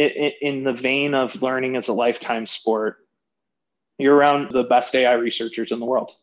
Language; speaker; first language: English; native; English